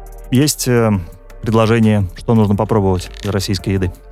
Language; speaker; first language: Russian; native; Russian